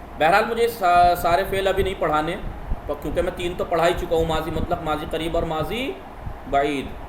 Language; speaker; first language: Urdu; native; Urdu